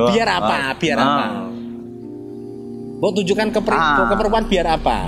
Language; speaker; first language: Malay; non-native, local second language; Javanese